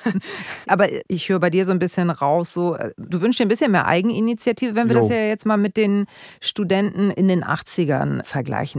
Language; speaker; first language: German; native; German